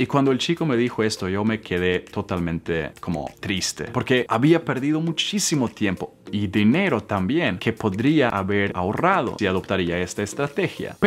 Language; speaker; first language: Spanish; non-native, fluent; Swedish